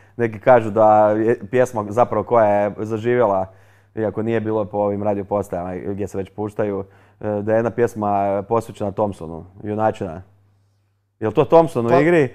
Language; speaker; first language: Croatian; native; Croatian